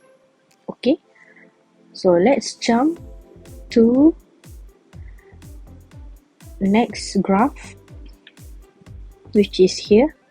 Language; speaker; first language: English; non-native, local second language; Malay